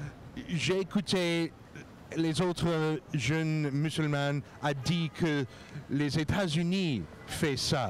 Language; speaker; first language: French; non-native, learner; English